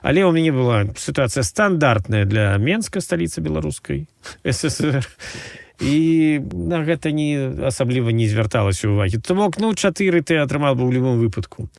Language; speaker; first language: Belarusian; native; Belarusian